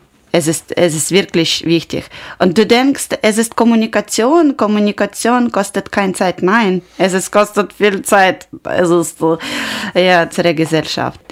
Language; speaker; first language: German; non-native, learner; Ukrainian